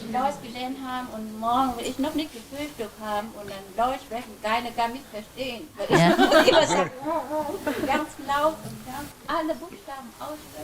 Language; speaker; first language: German; non-native, fluent; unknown